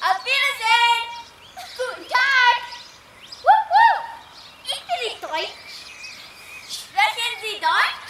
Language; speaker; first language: German; non-native, learner; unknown